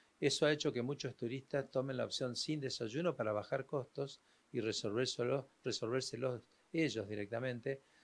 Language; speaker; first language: Spanish; native; Spanish